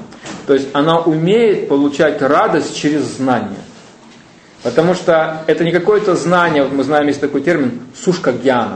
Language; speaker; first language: Russian; native; Russian